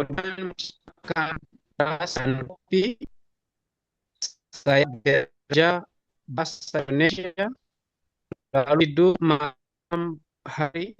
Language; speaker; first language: Indonesian; non-native, learner; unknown